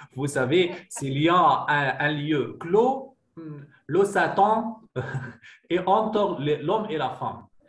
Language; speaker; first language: French; non-native, learner; Arabic